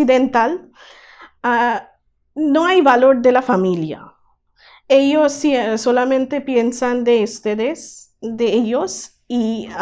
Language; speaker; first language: Spanish; non-native, learner; Bangla